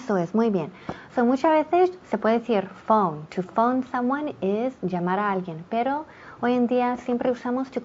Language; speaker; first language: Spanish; non-native, fluent; English